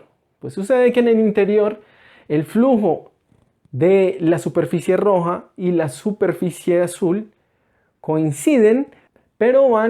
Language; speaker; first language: Spanish; native; Spanish